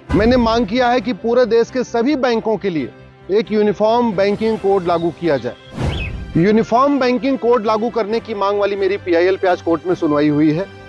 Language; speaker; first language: Hindi; native; Hindi